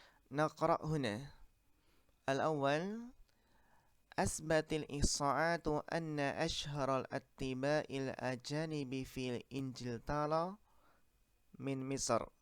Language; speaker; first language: Arabic; non-native, fluent; Indonesian